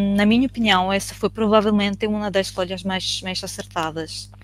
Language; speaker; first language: Portuguese; non-native, fluent; Italian